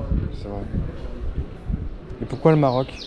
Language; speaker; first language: French; native; French